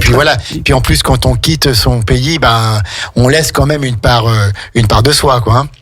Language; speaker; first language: French; native; French